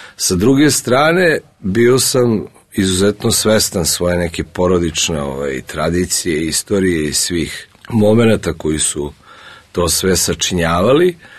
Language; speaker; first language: Serbian; early bilingual, other home language; Russian